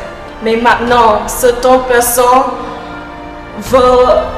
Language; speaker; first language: French; non-native, learner; English